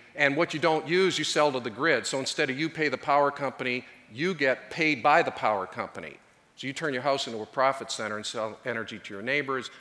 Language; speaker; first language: English; native; English